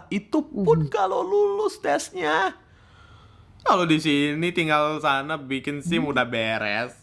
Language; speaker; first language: Indonesian; early bilingual, other home language; Russian